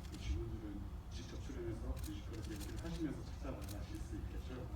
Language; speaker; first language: Korean; native; Korean